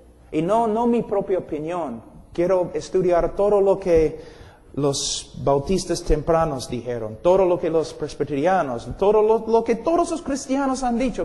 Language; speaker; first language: Spanish; non-native, fluent; English